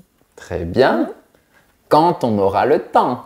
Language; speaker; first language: French; native; French